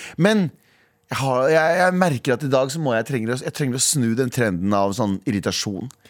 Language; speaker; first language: Norwegian; early bilingual, other home language; Kurdish